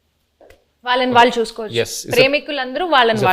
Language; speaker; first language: Telugu; native; Telugu